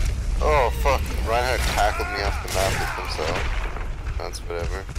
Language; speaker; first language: English; native; English